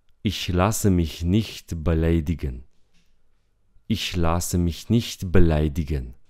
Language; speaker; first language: German; non-native, fluent; Romanian